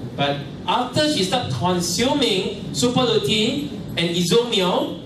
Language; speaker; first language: English; non-native, local second language; Chinese